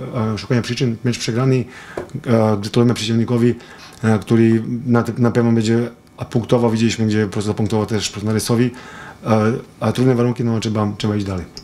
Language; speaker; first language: Polish; non-native, fluent; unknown